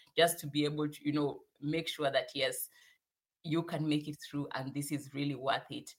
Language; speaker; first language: English; non-native, local second language; Swahili